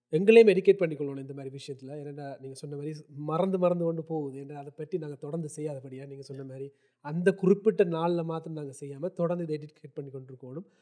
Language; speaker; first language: Tamil; early bilingual, heritage; Tamil